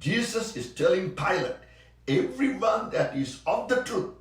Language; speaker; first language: English; non-native, local second language; Sinhala